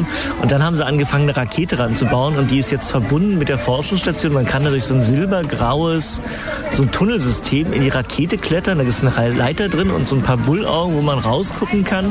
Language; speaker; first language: German; native; German